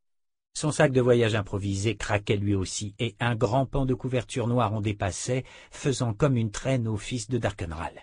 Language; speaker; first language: French; native; French